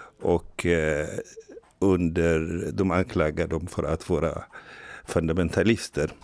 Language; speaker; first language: Swedish; non-native, fluent; Tigrinya